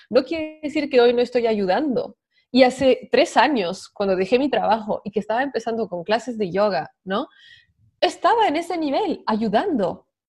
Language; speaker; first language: Spanish; non-native, fluent; French